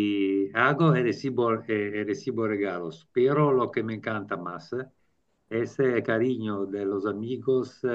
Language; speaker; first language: Spanish; non-native, learner; Italian